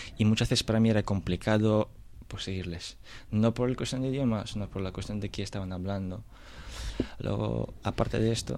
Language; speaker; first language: Spanish; non-native, fluent; Russian